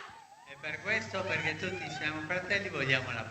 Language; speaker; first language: Italian; early bilingual, heritage; Spanish